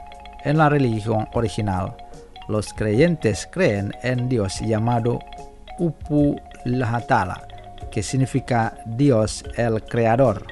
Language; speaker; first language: Spanish; non-native, fluent; Indonesian